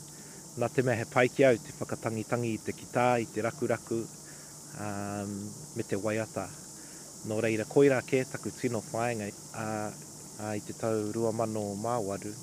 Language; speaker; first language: Māori; non-native, local second language; English